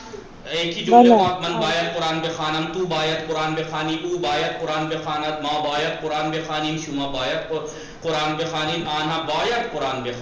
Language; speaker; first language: Persian; non-native, fluent; Urdu